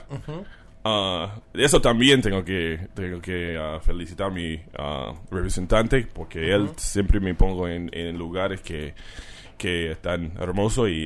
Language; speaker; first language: Spanish; non-native, learner; English